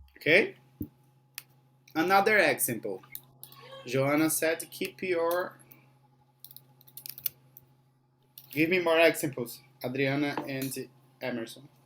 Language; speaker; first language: English; non-native, fluent; Portuguese